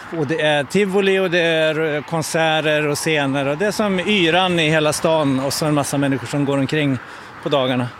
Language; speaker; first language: Swedish; native; Swedish